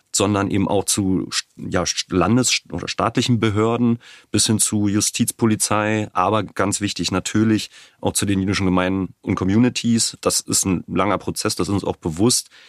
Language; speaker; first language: German; native; German